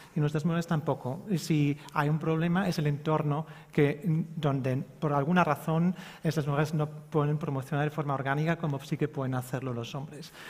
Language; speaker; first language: Spanish; early bilingual, heritage; Spanish